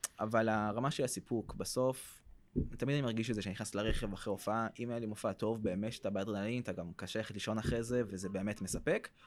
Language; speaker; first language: Hebrew; early bilingual, other home language; French